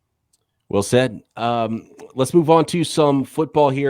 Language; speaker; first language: English; native; English